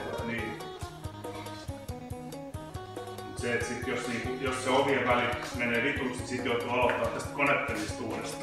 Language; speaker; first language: Finnish; native; Finnish